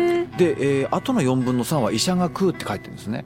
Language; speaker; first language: Japanese; native; Japanese